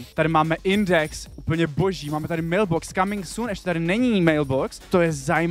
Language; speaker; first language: Czech; native; Czech